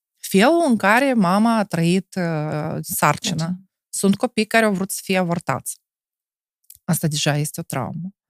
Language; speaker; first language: Romanian; non-native, local second language; Russian